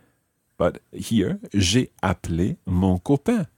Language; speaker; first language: French; non-native, fluent; English